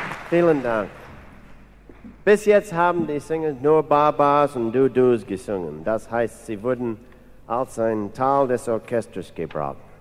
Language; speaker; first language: German; non-native, learner; English